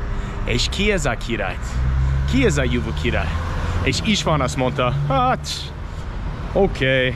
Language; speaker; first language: Hungarian; non-native, learner; English